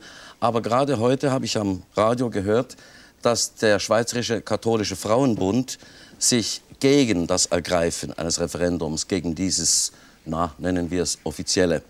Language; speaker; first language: German; native; German